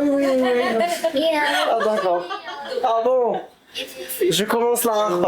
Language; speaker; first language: French; non-native, local second language; Arabic